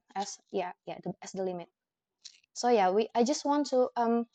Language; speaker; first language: English; non-native, fluent; Indonesian